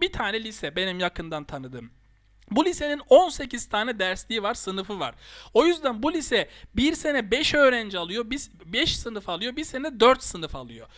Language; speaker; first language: Turkish; native; Turkish